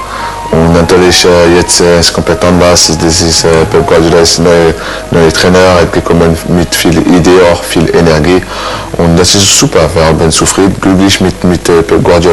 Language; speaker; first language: German; non-native, learner; French